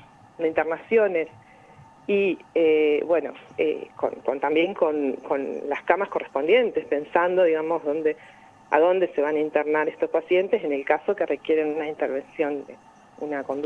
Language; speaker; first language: Spanish; native; Spanish